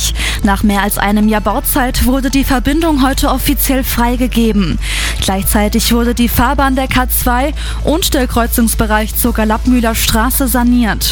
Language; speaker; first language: German; native; German